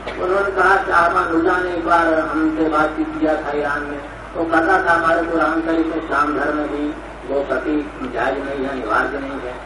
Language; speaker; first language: Hindi; native; Hindi